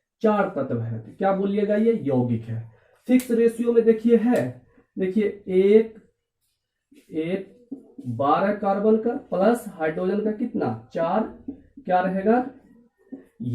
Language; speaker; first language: Hindi; native; Hindi